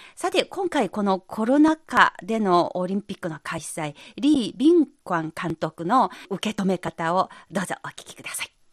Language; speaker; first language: Japanese; non-native, fluent; Chinese